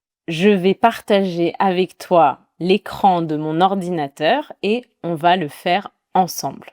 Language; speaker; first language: French; native; French